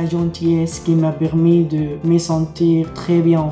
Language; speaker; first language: French; non-native, learner; Arabic